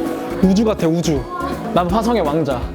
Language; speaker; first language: Korean; native; Korean